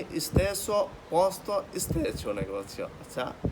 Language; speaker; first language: Italian; non-native, learner; Bangla